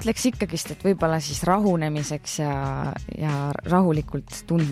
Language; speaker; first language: Estonian; native; Estonian